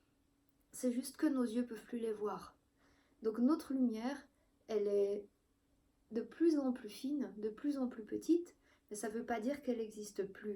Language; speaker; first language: French; native; French